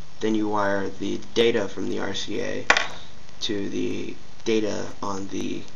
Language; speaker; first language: English; native; English